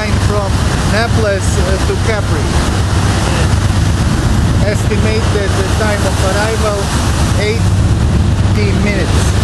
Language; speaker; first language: English; non-native, learner; Croatian